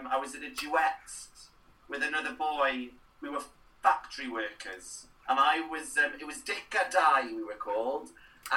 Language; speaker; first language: English; non-native, local second language; Welsh